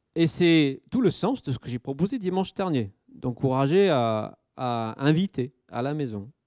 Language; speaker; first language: French; native; French